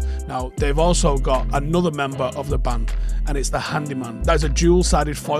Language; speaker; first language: English; native; English